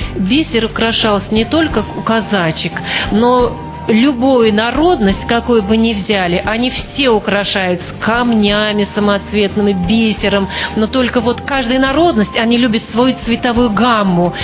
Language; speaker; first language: Russian; native; Russian